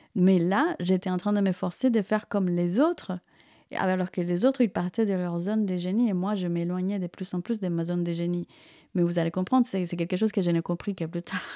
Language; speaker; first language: French; non-native, fluent; Spanish